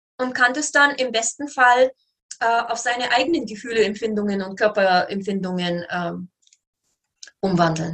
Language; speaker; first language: German; native; German